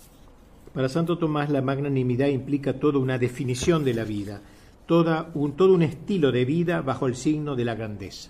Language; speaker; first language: Spanish; native; Spanish